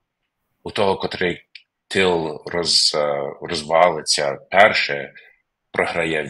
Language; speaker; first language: Ukrainian; non-native, fluent; English